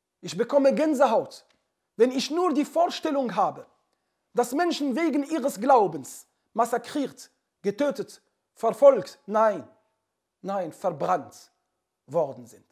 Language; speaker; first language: German; non-native, fluent; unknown